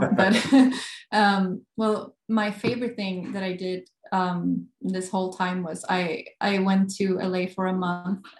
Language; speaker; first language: English; non-native, fluent; Swedish